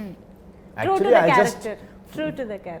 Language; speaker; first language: Telugu; native; Telugu